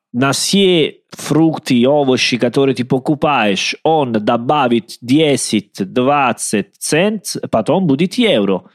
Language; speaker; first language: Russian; non-native, learner; Italian